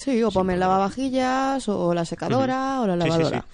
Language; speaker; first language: Spanish; native; Spanish